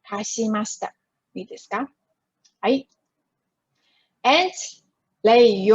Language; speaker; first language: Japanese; non-native, fluent; Chinese